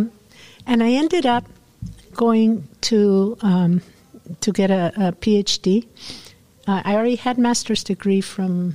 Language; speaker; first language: English; non-native, fluent; Spanish